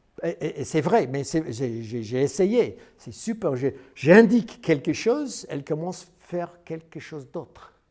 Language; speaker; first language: French; non-native, learner; English